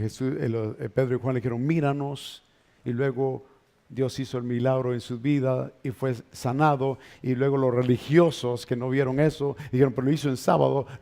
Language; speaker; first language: Spanish; native; Spanish